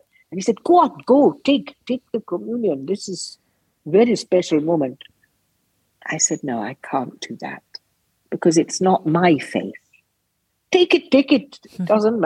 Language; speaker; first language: English; native; English